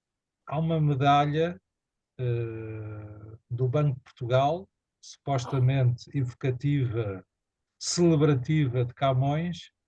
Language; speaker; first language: Portuguese; native; Portuguese